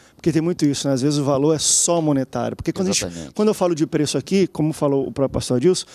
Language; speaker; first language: Portuguese; native; Portuguese